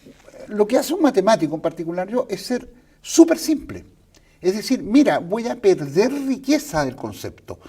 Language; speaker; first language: Spanish; native; Spanish